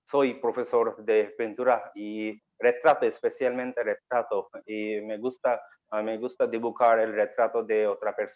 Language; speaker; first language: Spanish; non-native, learner; Bangla